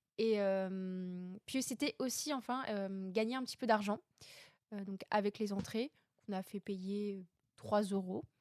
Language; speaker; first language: French; native; French